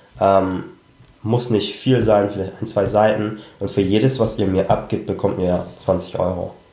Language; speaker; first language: German; early bilingual, other home language; Cantonese